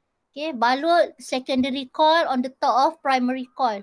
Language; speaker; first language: English; non-native, local second language; Malay